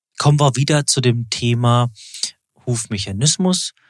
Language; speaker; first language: German; native; German